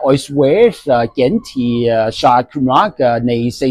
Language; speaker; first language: Welsh; non-native, learner; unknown